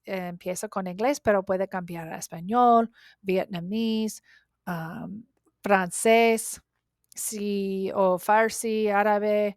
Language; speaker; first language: Spanish; non-native, learner; English